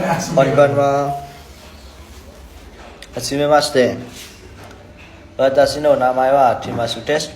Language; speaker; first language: Japanese; non-native, learner; Indonesian